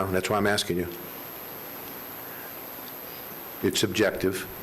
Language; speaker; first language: English; native; English